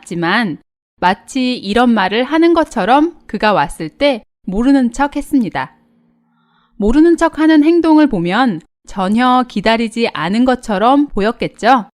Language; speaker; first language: Korean; native; Korean